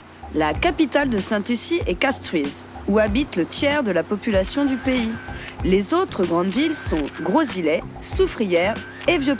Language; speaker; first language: French; native; French